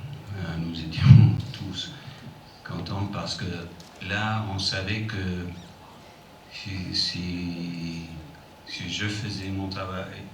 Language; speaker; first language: French; non-native, fluent; English